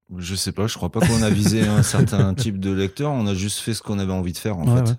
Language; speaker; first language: French; native; French